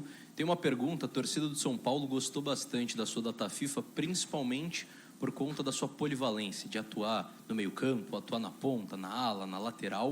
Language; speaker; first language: Portuguese; native; Portuguese